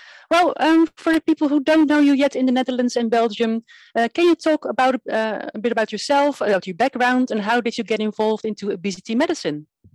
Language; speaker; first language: English; non-native, fluent; Dutch